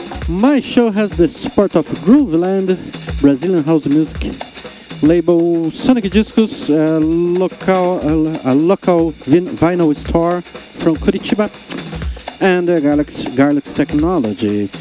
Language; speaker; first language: English; non-native, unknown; Portuguese